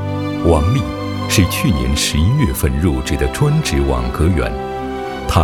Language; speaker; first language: Chinese; native; Chinese